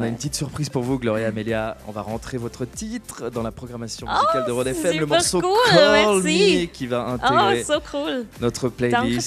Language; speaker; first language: French; native; French